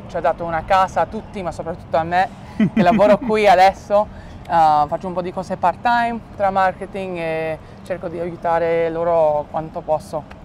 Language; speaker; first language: Italian; early bilingual, other home language; English